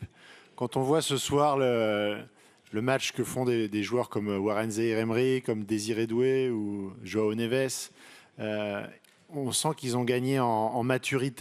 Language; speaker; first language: French; native; French